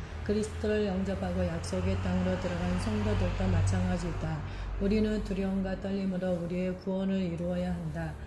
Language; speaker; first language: Korean; native; Korean